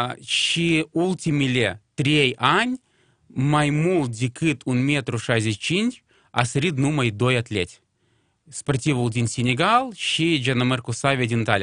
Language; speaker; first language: Romanian; non-native, local second language; Russian